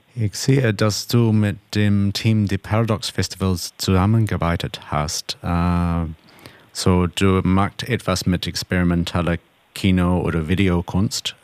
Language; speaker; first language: German; non-native, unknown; English